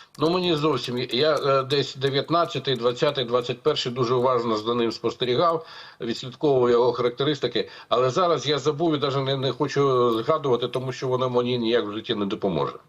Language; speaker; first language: Ukrainian; non-native, local second language; Russian